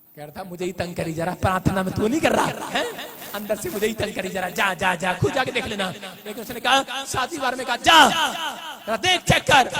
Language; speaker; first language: Hindi; non-native, local second language; Punjabi